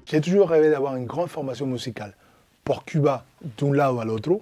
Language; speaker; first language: French; non-native, fluent; Spanish